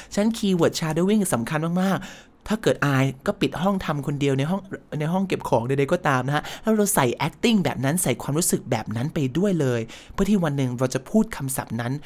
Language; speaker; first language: Thai; native; Thai